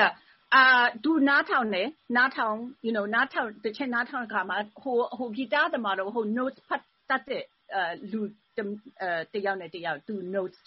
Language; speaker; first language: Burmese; non-native, fluent; English